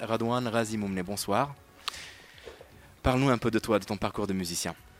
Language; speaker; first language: French; non-native, local second language; Arabic